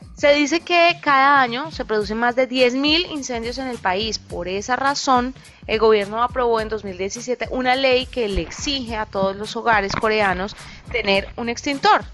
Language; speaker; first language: Spanish; native; Spanish